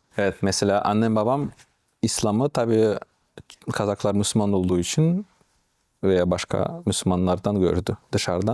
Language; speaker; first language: Turkish; non-native, fluent; Russian